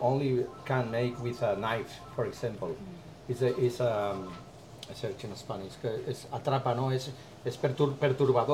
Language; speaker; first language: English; non-native, learner; Spanish